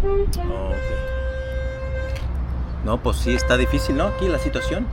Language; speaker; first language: Spanish; early bilingual, heritage; Spanish